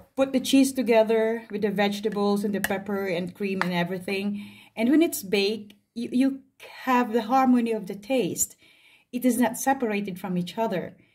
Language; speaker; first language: English; non-native, local second language; Filipino